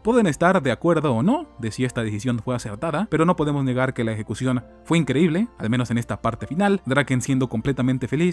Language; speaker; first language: Spanish; native; Spanish